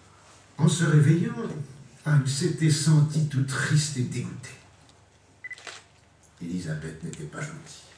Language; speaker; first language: French; native; French